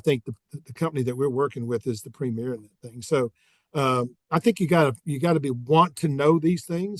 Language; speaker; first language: English; native; English